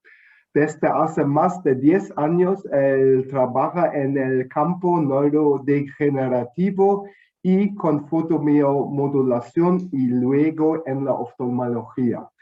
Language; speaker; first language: Spanish; non-native, fluent; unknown